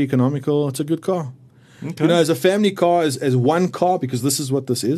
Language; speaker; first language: English; native; English